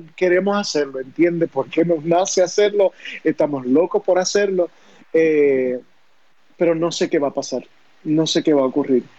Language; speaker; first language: Spanish; native; Spanish